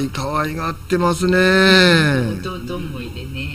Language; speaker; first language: Japanese; native; Japanese